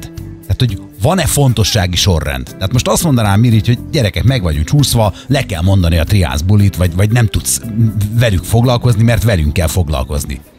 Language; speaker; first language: Hungarian; native; Hungarian